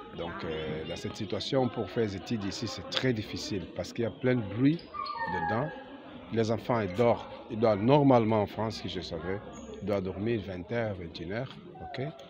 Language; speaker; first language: French; non-native, learner; Portuguese